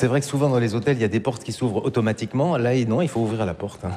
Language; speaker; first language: French; native; French